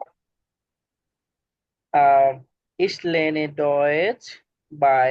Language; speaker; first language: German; non-native, learner; Bangla